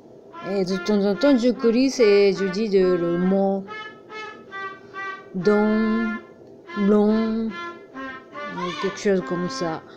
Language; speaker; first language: French; non-native, learner; Japanese